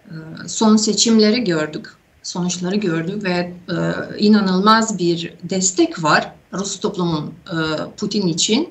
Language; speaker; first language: Turkish; non-native, fluent; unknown